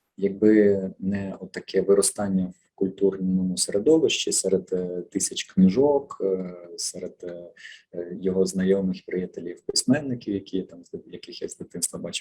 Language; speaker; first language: Ukrainian; native; Ukrainian